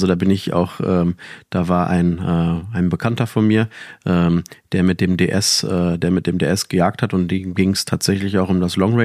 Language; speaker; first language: German; native; German